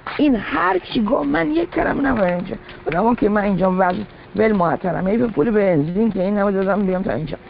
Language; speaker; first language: Persian; early bilingual, heritage; Persian